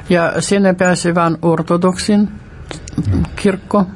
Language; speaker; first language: Finnish; non-native, fluent; Russian